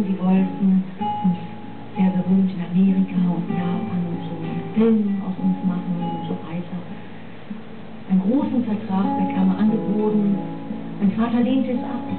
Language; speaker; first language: German; non-native, fluent; English